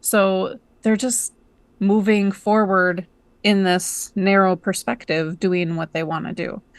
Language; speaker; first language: English; native; English